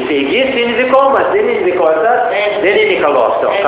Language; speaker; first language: Greek; early bilingual, heritage; Greek